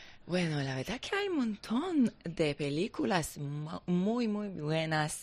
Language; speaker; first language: Spanish; non-native, learner; Hebrew